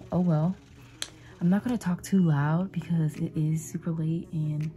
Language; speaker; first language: English; native; English